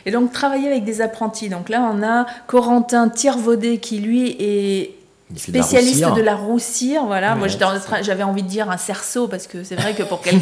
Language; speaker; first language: French; native; French